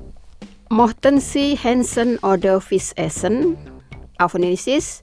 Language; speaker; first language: German; non-native, fluent; Indonesian